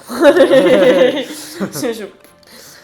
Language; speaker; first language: French; native; French